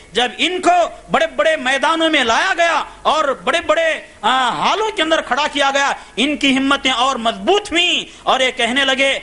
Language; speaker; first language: Urdu; native; Urdu